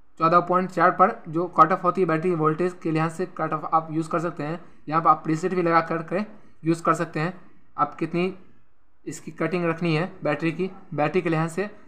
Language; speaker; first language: Hindi; native; Hindi